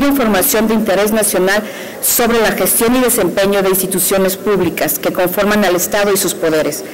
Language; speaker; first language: Spanish; native; Spanish